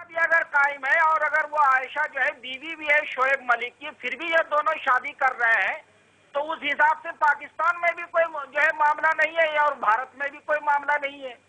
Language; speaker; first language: Hindi; native; Hindi